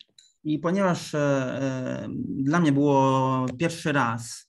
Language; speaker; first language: Polish; early bilingual, heritage; Italian